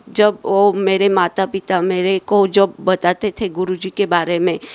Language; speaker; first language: Hindi; non-native, local second language; Marathi